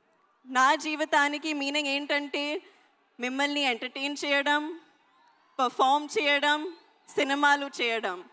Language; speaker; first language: Telugu; non-native, learner; Hindi